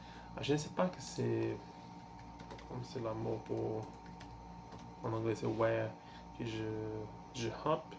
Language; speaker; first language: French; non-native, learner; Portuguese